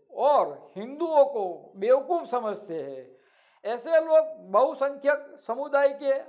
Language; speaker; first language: Hindi; non-native, local second language; Gujarati